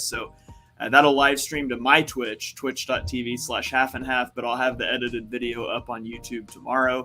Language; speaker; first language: English; native; English